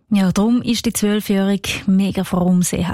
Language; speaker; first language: German; native; German